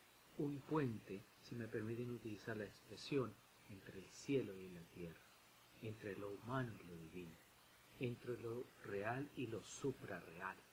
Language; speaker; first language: Spanish; native; Spanish